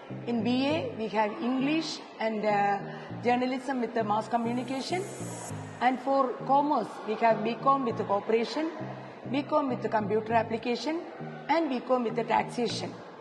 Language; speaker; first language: English; non-native, local second language; Malayalam